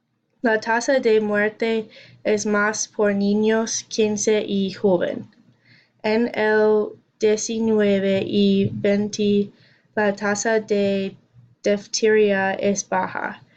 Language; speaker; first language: Spanish; non-native, learner; English